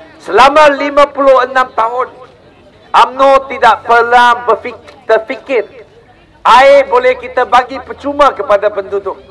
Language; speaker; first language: Malay; non-native, local second language; Chinese